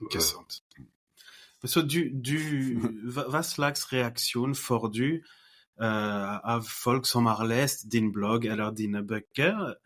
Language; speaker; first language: Norwegian; non-native, fluent; French